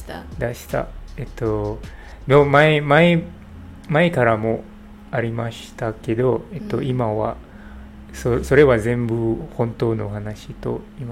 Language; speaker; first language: Japanese; non-native, learner; English